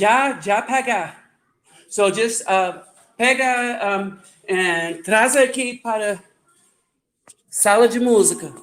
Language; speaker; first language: Portuguese; non-native, learner; English